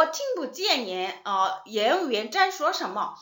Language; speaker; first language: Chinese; non-native, fluent; Korean